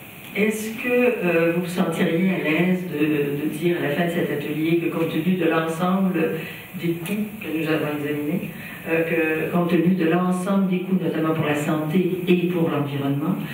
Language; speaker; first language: French; native; French